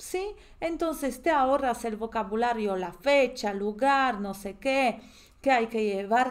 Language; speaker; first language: Spanish; non-native, fluent; Polish